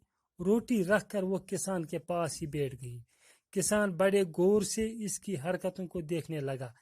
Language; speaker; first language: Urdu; non-native, local second language; Kashmiri